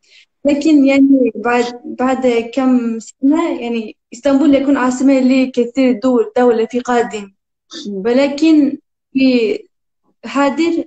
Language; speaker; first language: Arabic; non-native, learner; Turkish